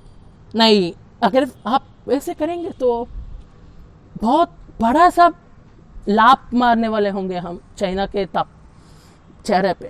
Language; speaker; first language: Hindi; non-native, local second language; Telugu